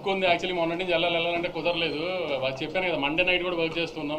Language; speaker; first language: Telugu; native; Telugu